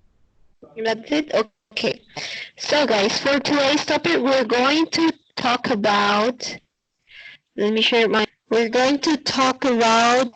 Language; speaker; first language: English; non-native, fluent; Spanish